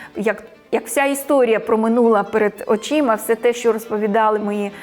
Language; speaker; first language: Ukrainian; native; Ukrainian